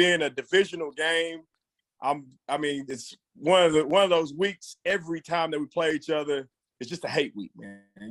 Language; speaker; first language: English; native; English